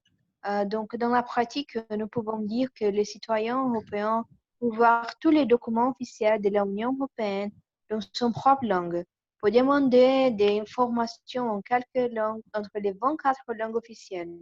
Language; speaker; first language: French; non-native, learner; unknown